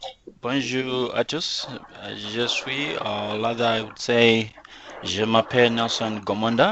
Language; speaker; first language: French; non-native, learner; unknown